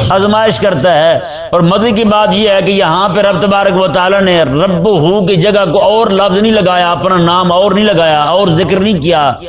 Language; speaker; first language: Urdu; non-native, local second language; Punjabi